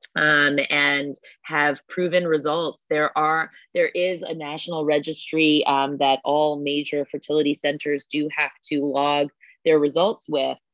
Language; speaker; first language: English; native; English